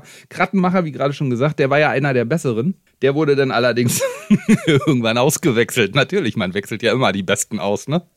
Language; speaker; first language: German; native; German